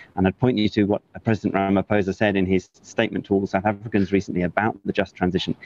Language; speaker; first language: English; native; English